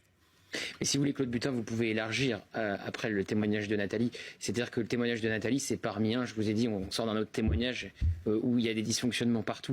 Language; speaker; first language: French; native; French